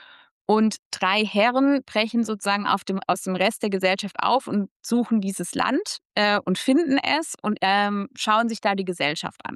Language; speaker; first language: German; native; German